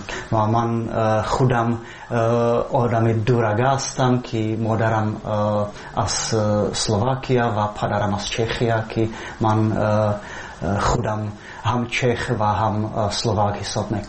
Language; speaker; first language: Persian; non-native, fluent; Slovak